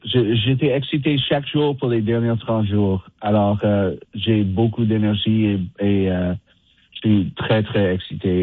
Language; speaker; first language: French; non-native, fluent; English